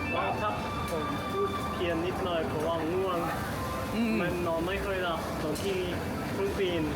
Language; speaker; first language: Thai; non-native, learner; German